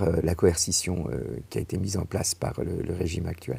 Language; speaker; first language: French; native; French